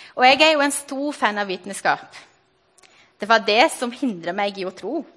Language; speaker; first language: Norwegian; non-native, fluent; Portuguese